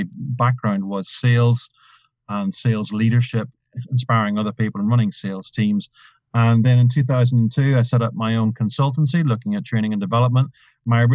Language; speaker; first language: English; native; English